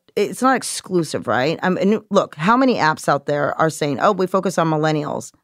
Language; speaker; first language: English; native; English